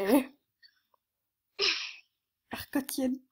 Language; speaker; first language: German; native; German